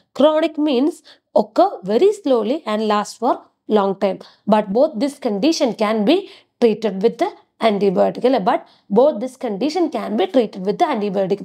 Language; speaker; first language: English; non-native, local second language; Malayalam